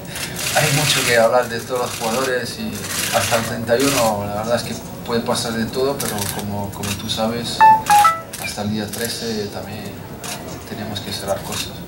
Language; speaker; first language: Spanish; non-native, fluent; French